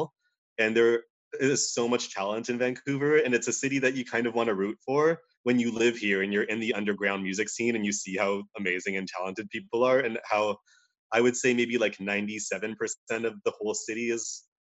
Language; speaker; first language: English; native; English